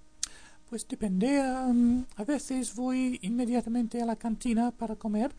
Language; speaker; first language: Spanish; non-native, fluent; English